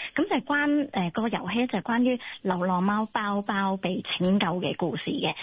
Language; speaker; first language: Chinese; non-native, local second language; Cantonese